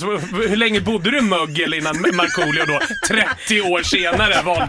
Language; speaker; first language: Swedish; native; Swedish